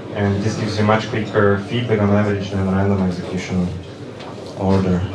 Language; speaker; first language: English; non-native, fluent; Slovak